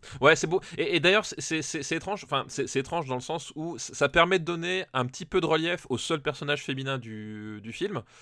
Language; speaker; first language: French; native; French